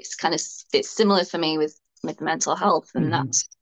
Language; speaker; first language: English; native; English